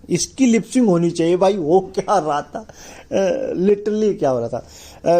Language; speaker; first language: Hindi; native; Hindi